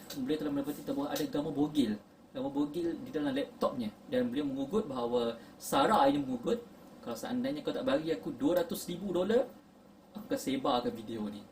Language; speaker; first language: Malay; native; Malay